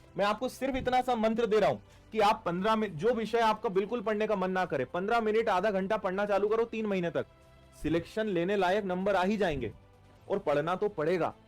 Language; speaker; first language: Hindi; native; Hindi